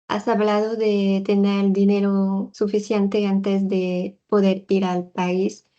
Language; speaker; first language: Spanish; non-native, fluent; French